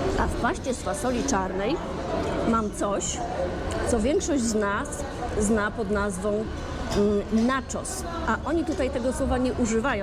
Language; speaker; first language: Polish; native; Polish